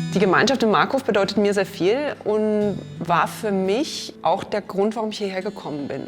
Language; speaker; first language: German; native; German